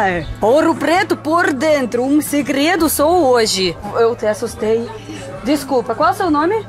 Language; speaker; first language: Portuguese; non-native, fluent; Russian